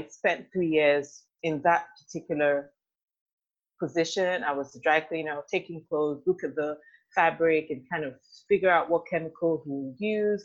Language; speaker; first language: English; non-native, local second language; Igbo